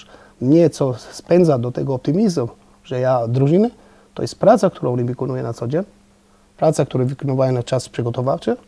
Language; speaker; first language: Polish; non-native, fluent; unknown